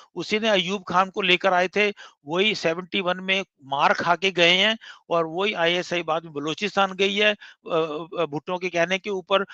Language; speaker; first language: Hindi; non-native, local second language; Punjabi